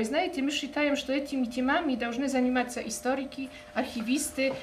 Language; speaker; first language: Russian; non-native, fluent; Polish